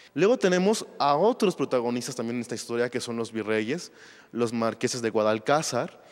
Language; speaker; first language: Spanish; native; Spanish